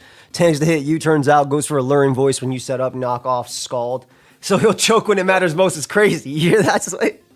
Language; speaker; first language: English; native; English